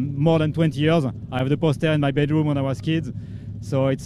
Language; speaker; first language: English; non-native, learner; French